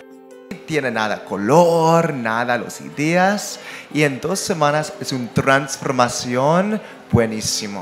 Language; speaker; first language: Spanish; non-native, learner; English